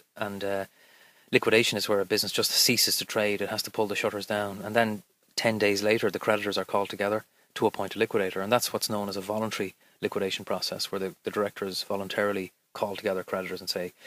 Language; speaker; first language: English; native; English